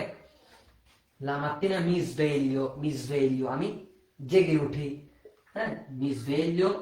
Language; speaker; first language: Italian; non-native, fluent; Bangla